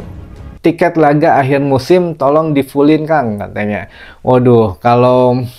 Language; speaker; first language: Indonesian; native; Indonesian